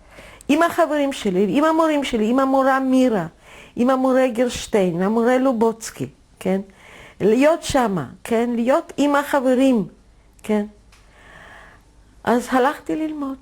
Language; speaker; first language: Hebrew; non-native, fluent; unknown